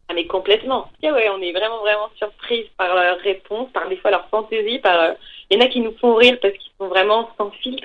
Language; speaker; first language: French; native; French